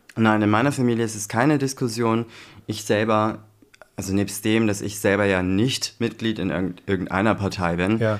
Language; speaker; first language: German; early bilingual, other home language; Turkish